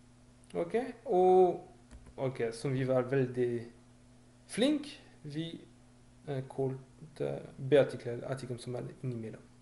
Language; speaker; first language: Norwegian; non-native, fluent; French